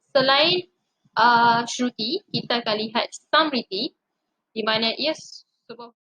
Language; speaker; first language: Malay; non-native, local second language; Tamil